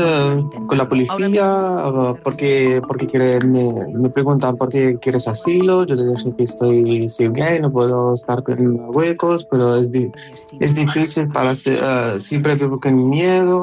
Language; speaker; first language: Spanish; non-native, learner; Arabic